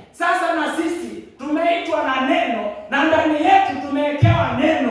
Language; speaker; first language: Swahili; non-native, local second language; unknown